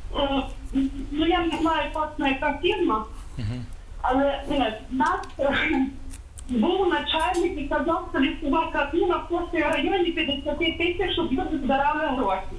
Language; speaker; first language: Ukrainian; native; Ukrainian